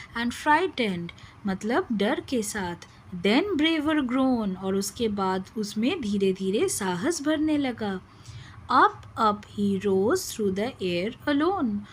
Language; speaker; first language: Hindi; non-native, local second language; Bangla